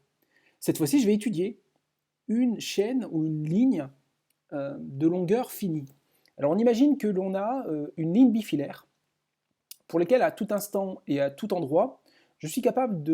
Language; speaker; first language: French; native; French